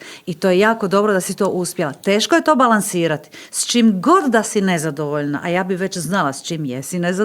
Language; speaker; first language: Bosnian; native; Bosnian